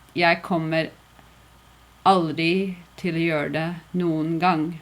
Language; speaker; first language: Norwegian; non-native, fluent; English